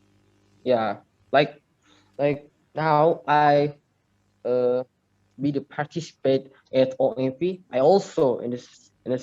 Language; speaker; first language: English; non-native, learner; Indonesian